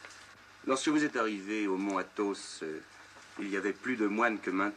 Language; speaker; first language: French; native; French